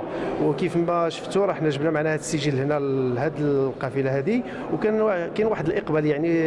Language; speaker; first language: Arabic; native; Arabic